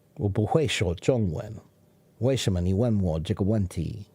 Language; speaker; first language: Chinese; non-native, learner; English